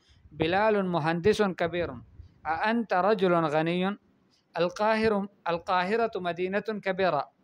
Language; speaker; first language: Arabic; non-native, fluent; Urdu